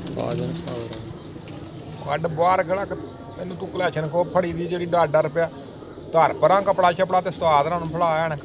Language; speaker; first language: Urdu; non-native, local second language; Punjabi